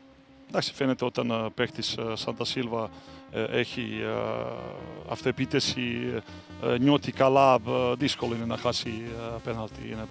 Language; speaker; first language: Greek; non-native, fluent; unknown